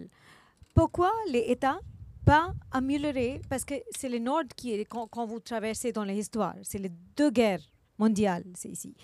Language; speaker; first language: French; non-native, learner; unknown